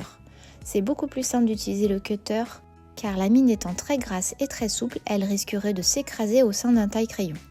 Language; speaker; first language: French; native; French